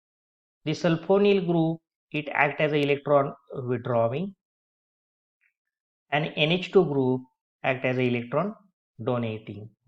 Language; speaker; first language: English; non-native, local second language; Marathi